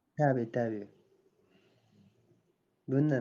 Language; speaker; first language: Arabic; native; Arabic